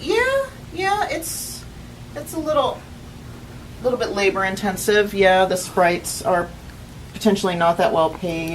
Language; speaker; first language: English; native; English